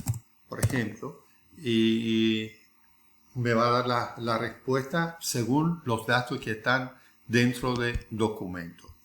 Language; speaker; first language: Spanish; non-native, fluent; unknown